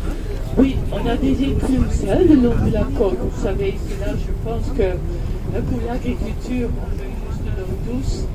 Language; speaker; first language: French; non-native, fluent; Dutch